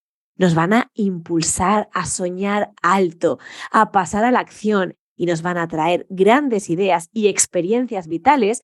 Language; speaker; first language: Spanish; native; Spanish